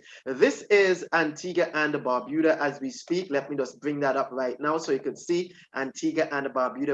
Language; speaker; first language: English; native; English